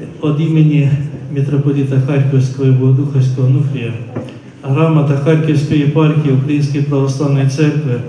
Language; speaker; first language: Ukrainian; native; Ukrainian